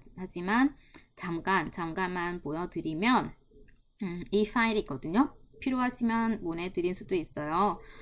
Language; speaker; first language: Korean; non-native, fluent; Vietnamese